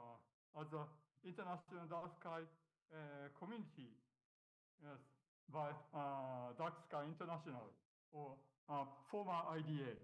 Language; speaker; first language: English; non-native, learner; Japanese